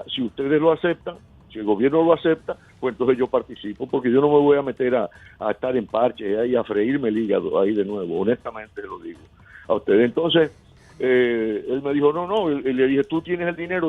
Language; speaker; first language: Spanish; native; Spanish